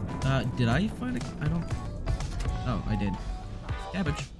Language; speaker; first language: English; native; English